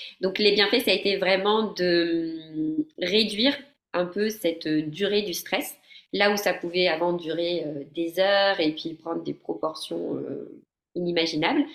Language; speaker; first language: French; non-native, fluent; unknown